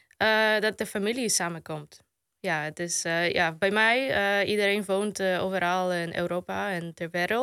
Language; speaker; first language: Dutch; non-native, fluent; Polish